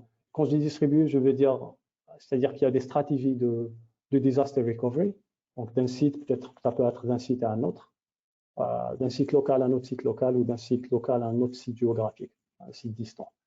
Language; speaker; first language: French; native; French